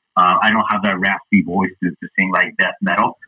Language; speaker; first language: English; non-native, fluent; Spanish